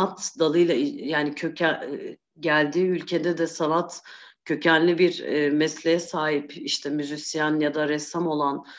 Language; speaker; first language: Turkish; native; Turkish